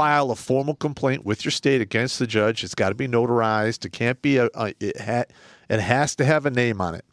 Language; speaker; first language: English; native; English